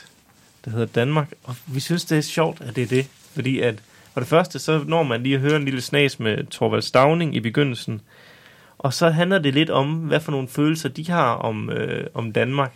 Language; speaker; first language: Danish; native; Danish